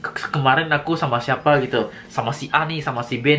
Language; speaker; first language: Indonesian; native; Indonesian